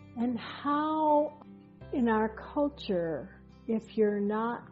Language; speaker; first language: English; native; English